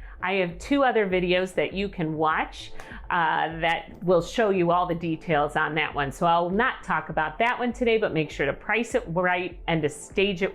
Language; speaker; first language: English; native; English